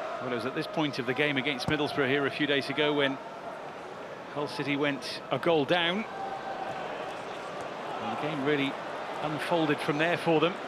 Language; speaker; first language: English; native; English